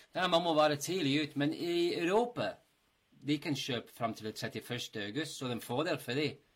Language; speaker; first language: Norwegian; non-native, fluent; English